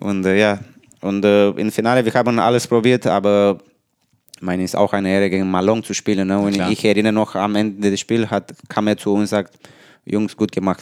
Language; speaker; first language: German; non-native, learner; Romanian